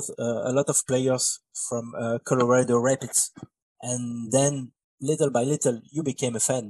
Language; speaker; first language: English; non-native, fluent; French